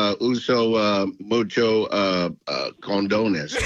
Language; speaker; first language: Spanish; non-native, learner; English